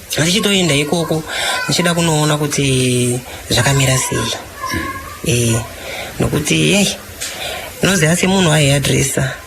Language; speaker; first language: Shona; non-native, fluent; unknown